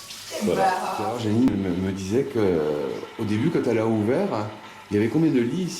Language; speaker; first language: French; native; French